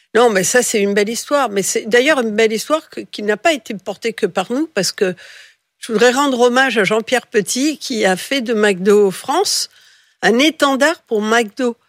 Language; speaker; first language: French; early bilingual, other home language; Spanish